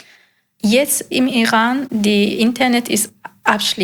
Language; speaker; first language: German; non-native, learner; Persian